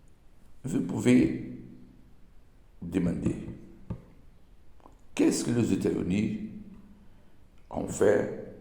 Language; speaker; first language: French; non-native, learner; Portuguese